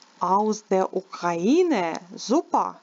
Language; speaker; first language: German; non-native, learner; Ukrainian